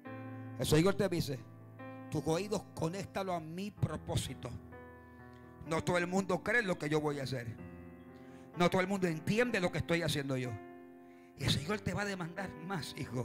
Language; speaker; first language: Spanish; native; Spanish